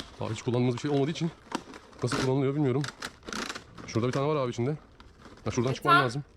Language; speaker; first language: Turkish; native; Turkish